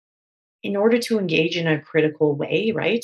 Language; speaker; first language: English; native; English